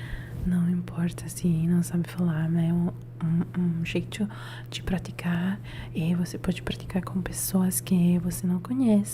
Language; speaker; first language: Portuguese; non-native, learner; Italian